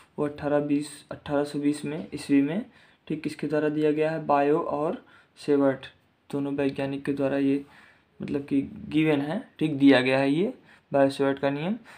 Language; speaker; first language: Hindi; native; Hindi